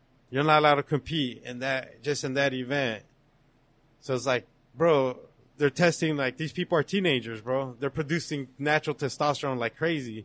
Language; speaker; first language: English; early bilingual, other home language; Spanish